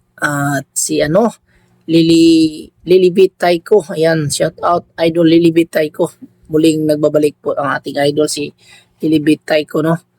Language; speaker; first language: Filipino; non-native, local second language; Cebuano